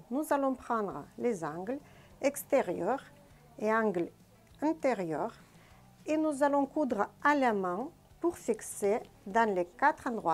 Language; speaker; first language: French; non-native, fluent; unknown